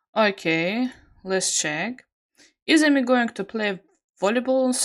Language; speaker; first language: English; non-native, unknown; Azerbaijani